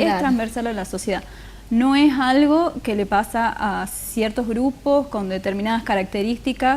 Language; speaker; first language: Spanish; native; Spanish